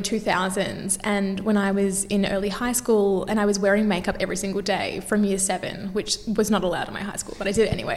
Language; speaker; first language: English; native; English